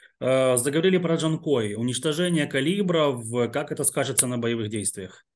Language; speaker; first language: Russian; non-native, local second language; Ukrainian